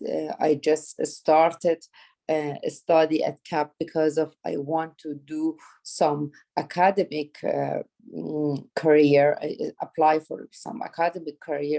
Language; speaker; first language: English; non-native, learner; Persian